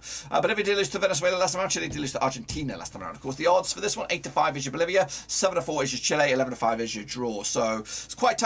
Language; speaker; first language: English; native; English